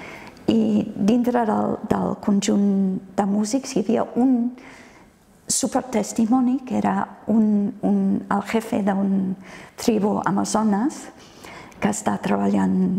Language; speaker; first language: Catalan; non-native, fluent; English